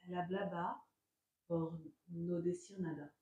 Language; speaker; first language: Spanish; non-native, learner; French